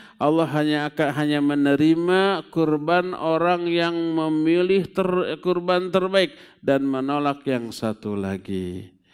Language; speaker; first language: Indonesian; non-native, local second language; Sundanese